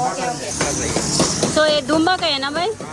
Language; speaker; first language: Hindi; non-native, local second language; Telugu